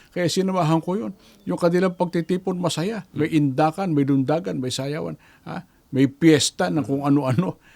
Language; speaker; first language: Filipino; native; Filipino